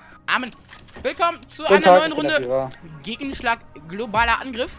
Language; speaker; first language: German; native; German